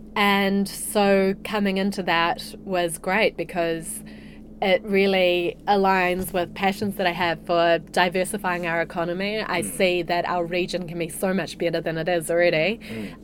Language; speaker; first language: English; native; English